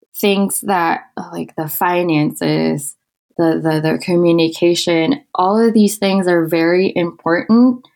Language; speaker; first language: English; non-native, local second language; Filipino